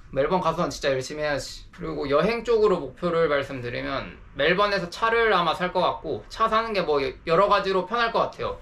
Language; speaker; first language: Korean; native; Korean